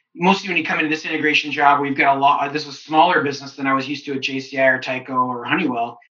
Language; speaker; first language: English; native; English